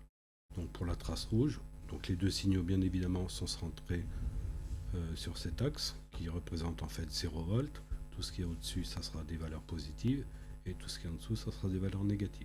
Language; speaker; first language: French; native; French